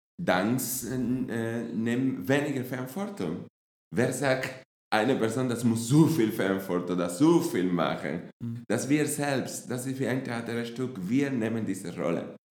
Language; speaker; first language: German; non-native, fluent; Spanish